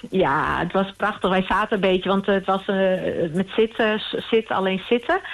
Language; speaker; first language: Dutch; non-native, local second language; Western Frisian